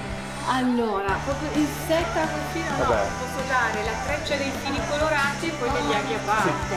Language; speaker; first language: Italian; native; Italian